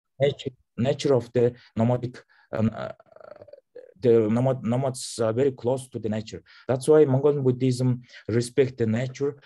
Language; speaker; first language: English; non-native, learner; Mongolian